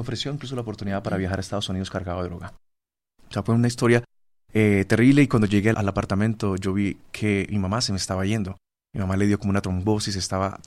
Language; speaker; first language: Spanish; native; Spanish